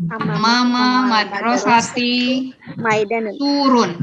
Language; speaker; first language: Arabic; non-native, learner; Indonesian